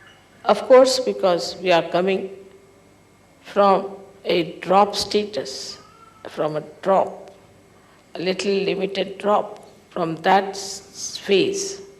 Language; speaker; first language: English; non-native, local second language; Hindi